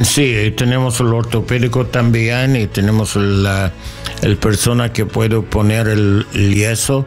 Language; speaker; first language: Spanish; non-native, learner; English